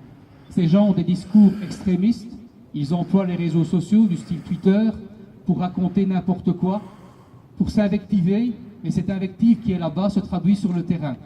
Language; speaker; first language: French; native; French